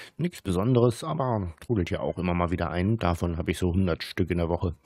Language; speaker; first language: German; native; German